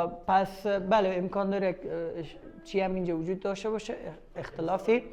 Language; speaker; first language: Persian; native; Persian